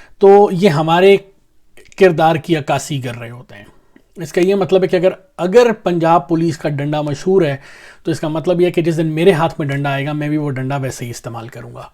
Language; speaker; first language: Urdu; non-native, local second language; Punjabi